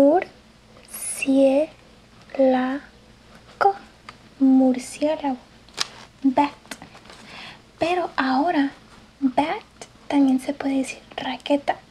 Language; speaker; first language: Spanish; early bilingual, heritage; English